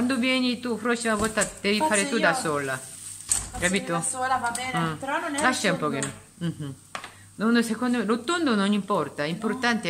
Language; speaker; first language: Italian; non-native, learner; Korean